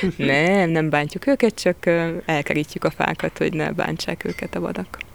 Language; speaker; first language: Hungarian; native; Hungarian